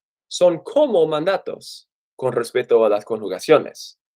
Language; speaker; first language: Spanish; non-native, fluent; English